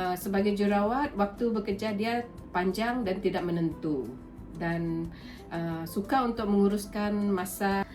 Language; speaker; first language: Malay; non-native, local second language; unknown